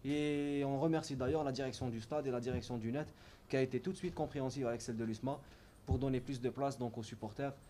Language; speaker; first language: French; non-native, local second language; Arabic